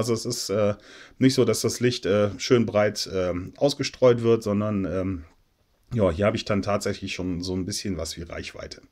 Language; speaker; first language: German; native; German